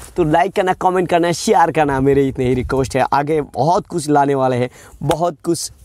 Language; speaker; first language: Hindi; non-native, local second language; Bangla